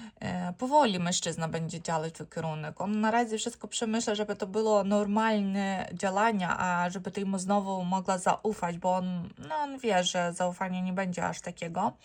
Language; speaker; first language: Polish; non-native, learner; Ukrainian